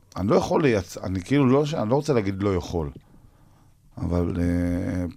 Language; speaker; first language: Hebrew; native; Hebrew